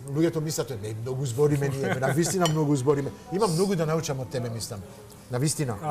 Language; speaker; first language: Macedonian; non-native, fluent; French